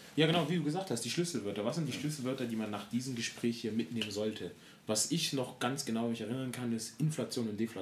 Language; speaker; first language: German; native; German